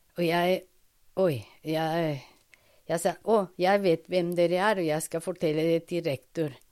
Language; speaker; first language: Norwegian; non-native, fluent; Spanish